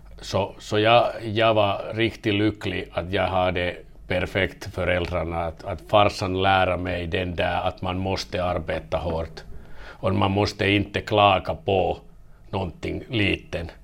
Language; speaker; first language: Swedish; non-native, learner; Finnish